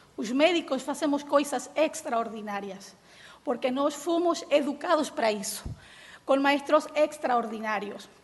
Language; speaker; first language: Portuguese; early bilingual, heritage; Portuguese